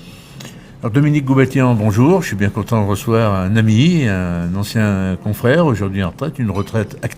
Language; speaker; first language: French; native; French